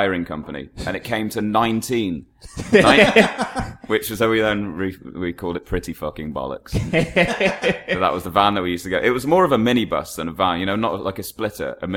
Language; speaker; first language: English; native; English